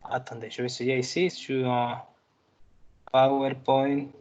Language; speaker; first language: French; non-native, fluent; Spanish